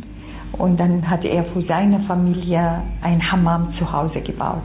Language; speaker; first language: German; non-native, fluent; Arabic